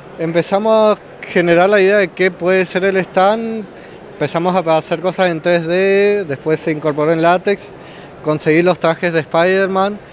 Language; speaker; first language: Spanish; native; Spanish